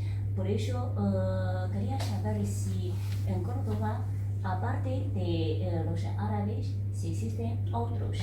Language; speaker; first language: Spanish; non-native, learner; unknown